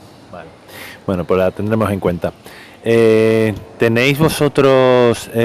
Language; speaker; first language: Spanish; native; Spanish